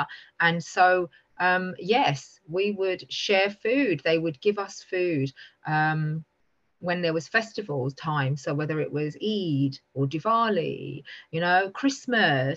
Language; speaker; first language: English; native; English